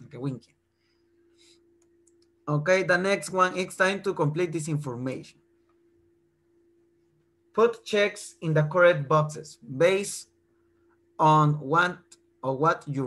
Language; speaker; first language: English; non-native, fluent; Spanish